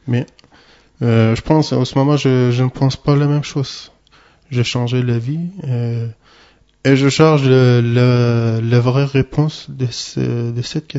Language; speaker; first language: French; non-native, learner; Arabic